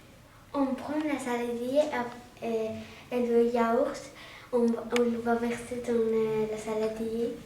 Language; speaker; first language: French; non-native, learner; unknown